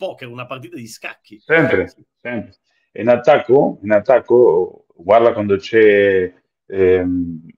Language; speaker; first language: Italian; non-native, fluent; Spanish